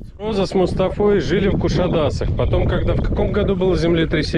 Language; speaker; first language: Russian; native; Russian